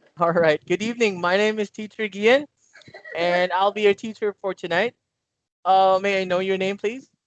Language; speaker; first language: English; non-native, local second language; Filipino